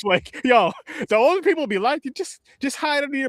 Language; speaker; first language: English; native; English